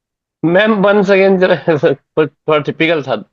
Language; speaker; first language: Hindi; native; Hindi